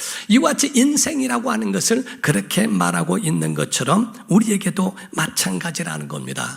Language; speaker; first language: Korean; native; Korean